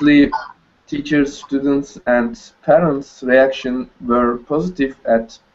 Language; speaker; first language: English; non-native, learner; Turkish